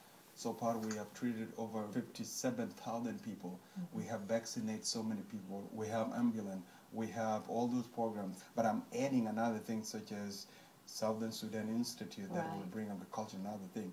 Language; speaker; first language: English; non-native, fluent; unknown